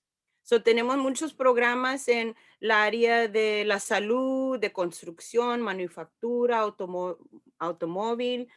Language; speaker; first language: Spanish; early bilingual, heritage; Spanish